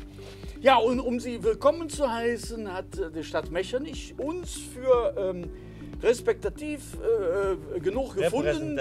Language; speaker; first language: German; native; German